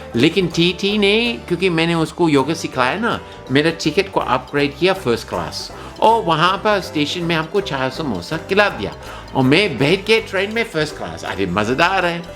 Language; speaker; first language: Hindi; non-native, fluent; English